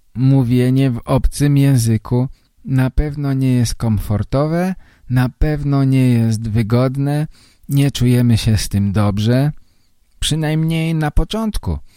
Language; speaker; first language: Polish; native; Polish